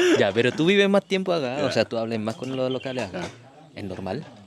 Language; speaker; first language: Spanish; non-native, fluent; Indonesian